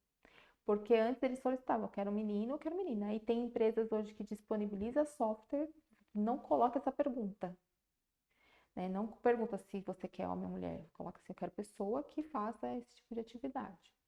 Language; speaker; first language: Portuguese; native; Portuguese